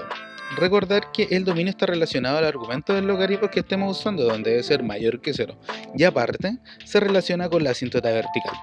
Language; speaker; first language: Spanish; native; Spanish